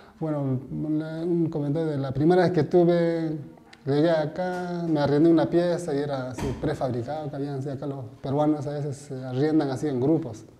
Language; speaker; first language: Spanish; native; Spanish